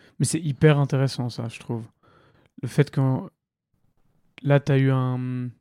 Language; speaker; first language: French; native; French